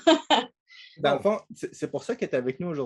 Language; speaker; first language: French; native; French